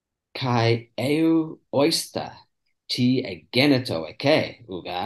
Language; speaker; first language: Greek; non-native, fluent; English